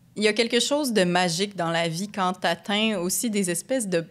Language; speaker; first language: French; native; French